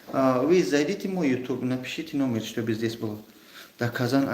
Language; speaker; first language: Russian; non-native, learner; Tajik